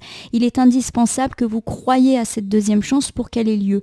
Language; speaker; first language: French; native; French